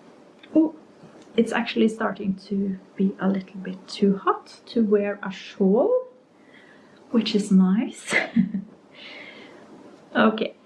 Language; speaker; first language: English; non-native, fluent; Norwegian